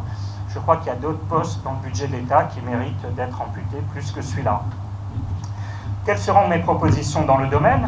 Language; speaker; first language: French; native; French